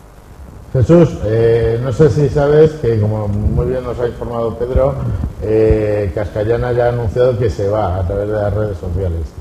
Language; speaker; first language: Spanish; native; Spanish